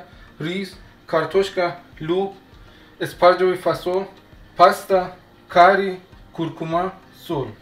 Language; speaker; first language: Russian; non-native, learner; Persian